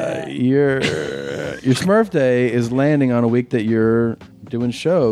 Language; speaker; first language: English; native; English